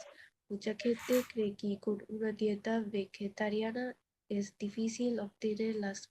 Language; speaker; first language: Spanish; non-native, learner; Bangla